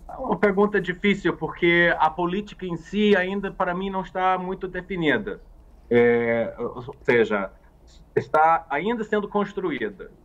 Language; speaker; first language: Portuguese; non-native, fluent; English